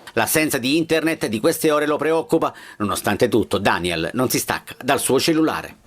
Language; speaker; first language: Italian; native; Italian